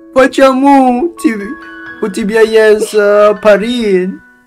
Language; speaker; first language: Russian; non-native, learner; Indonesian